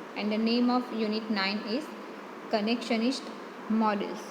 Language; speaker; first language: English; non-native, local second language; Gujarati